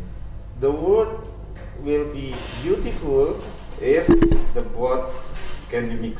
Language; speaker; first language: English; non-native, learner; Indonesian